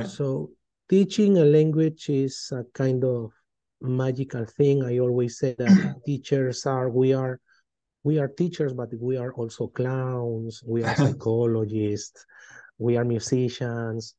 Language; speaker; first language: English; non-native, fluent; Spanish